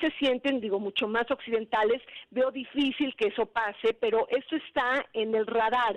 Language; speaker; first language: Spanish; native; Spanish